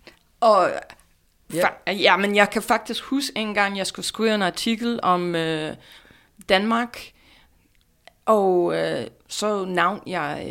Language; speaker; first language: Danish; non-native, fluent; English